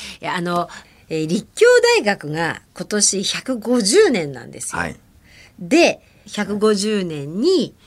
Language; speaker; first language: Japanese; native; Japanese